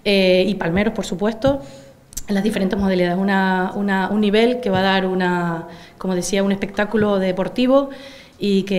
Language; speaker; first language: Spanish; native; Spanish